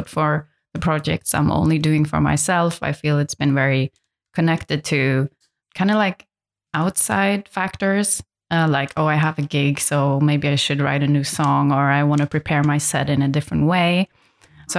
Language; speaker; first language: English; non-native, fluent; Norwegian